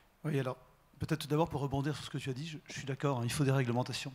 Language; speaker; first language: French; native; French